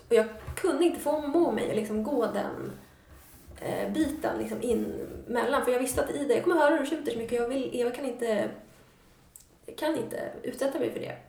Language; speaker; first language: Swedish; native; Swedish